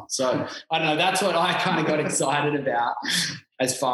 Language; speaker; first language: English; native; English